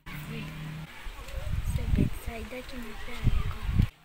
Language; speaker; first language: French; non-native, learner; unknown